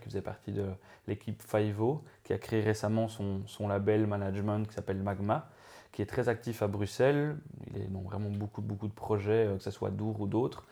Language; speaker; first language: French; native; French